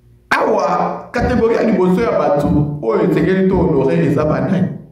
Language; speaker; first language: French; non-native, local second language; Lingala